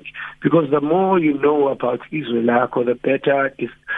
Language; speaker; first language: English; non-native, local second language; Zulu